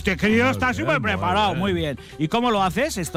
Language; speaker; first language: Spanish; native; Spanish